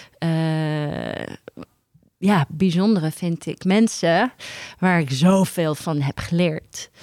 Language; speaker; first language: Dutch; early bilingual, heritage; Dutch